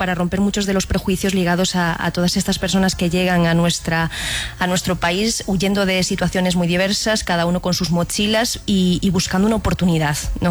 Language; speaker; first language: Spanish; native; Spanish